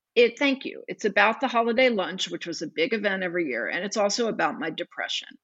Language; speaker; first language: English; native; English